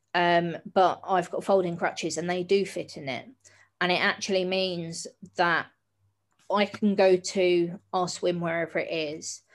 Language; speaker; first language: English; native; English